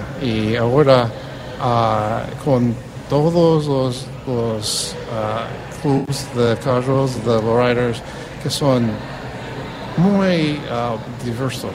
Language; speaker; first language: Spanish; early bilingual, heritage; Spanish